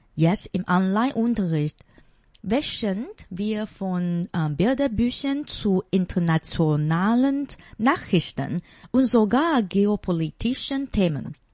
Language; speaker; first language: German; non-native, fluent; Chinese